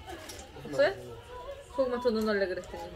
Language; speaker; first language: Korean; non-native, fluent; Kazakh